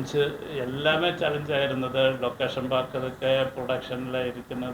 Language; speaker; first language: Tamil; non-native, learner; Malayalam